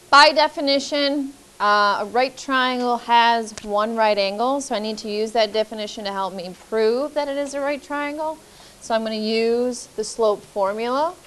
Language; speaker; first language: English; native; English